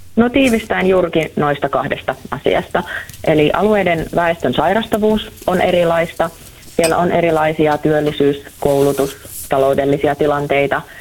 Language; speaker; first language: Finnish; native; Finnish